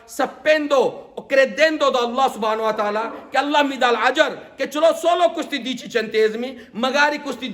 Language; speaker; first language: Italian; non-native, fluent; Urdu